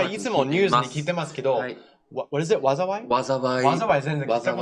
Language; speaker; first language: Japanese; non-native, fluent; English